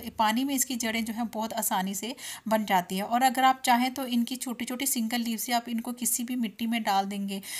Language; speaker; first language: Hindi; non-native, local second language; Punjabi